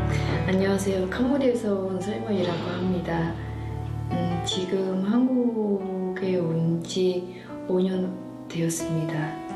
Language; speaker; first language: Korean; non-native, learner; Khmer